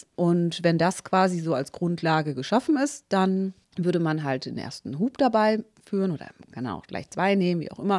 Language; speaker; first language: German; native; German